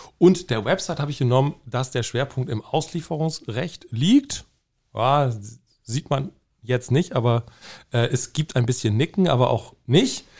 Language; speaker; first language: German; native; German